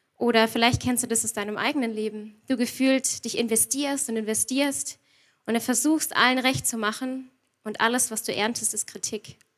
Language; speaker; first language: German; native; German